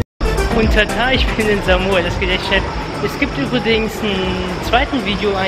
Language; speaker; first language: German; native; German